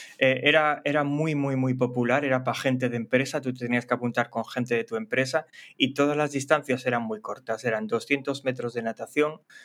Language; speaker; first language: Spanish; native; Spanish